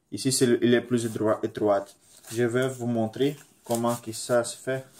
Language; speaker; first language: French; non-native, fluent; Portuguese